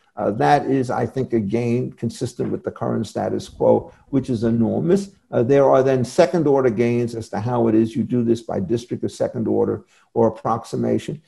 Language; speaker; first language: English; native; English